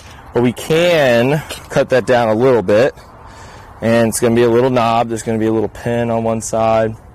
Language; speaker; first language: English; native; English